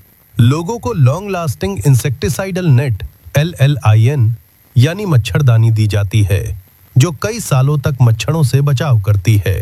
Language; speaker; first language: Hindi; native; Hindi